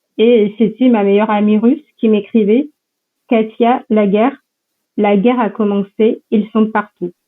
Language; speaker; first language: French; non-native, fluent; Russian